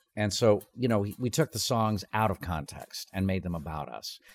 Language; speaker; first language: English; native; English